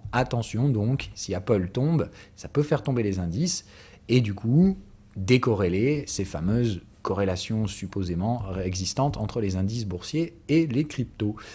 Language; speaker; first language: French; native; French